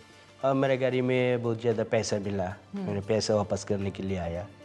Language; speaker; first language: Hindi; non-native, learner; Bangla